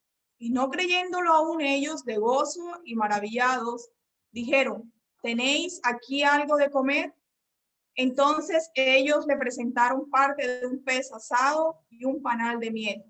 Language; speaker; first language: Spanish; native; Spanish